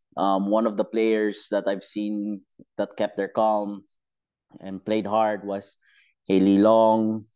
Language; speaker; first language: English; non-native, local second language; Cebuano